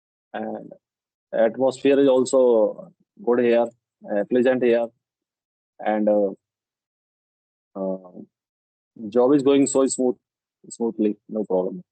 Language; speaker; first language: English; non-native, local second language; Hindi